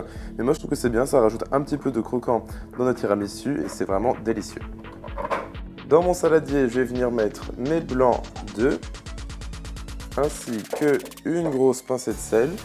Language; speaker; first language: French; native; French